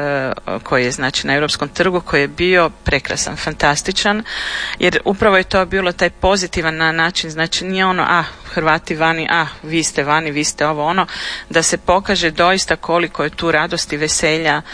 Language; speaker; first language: Serbian; native; Serbian